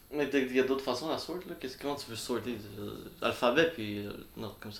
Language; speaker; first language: French; native; French